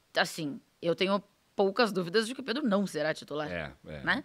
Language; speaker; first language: Portuguese; native; Portuguese